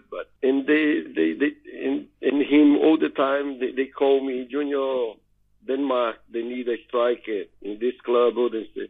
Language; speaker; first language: English; non-native, learner; Portuguese